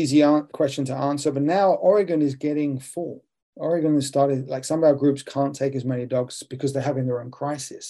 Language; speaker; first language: English; native; English